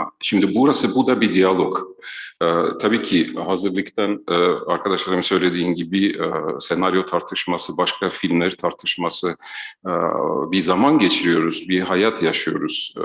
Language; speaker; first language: Turkish; non-native, fluent; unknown